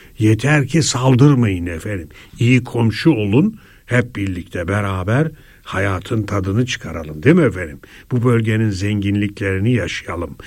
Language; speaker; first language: Turkish; native; Turkish